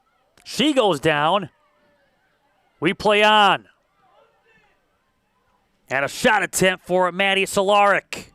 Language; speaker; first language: English; native; English